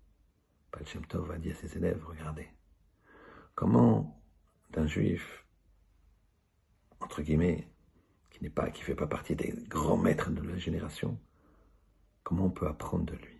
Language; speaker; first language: French; native; French